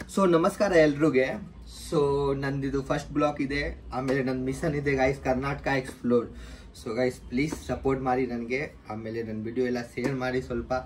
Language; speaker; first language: Kannada; non-native, local second language; Hindi